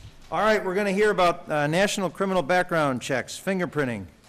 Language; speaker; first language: English; native; English